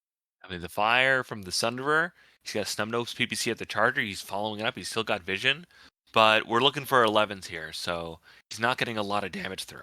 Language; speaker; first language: English; native; English